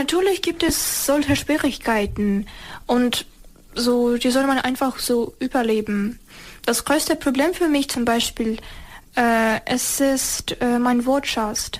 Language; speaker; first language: German; non-native, learner; Ukrainian